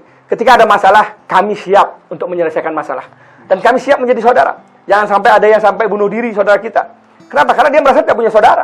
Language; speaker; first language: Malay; non-native, local second language; Balinese